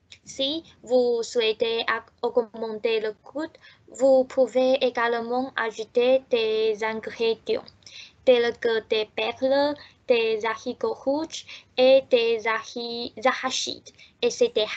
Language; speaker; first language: French; non-native, learner; Chinese